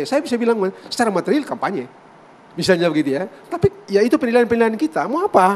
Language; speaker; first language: Indonesian; native; Indonesian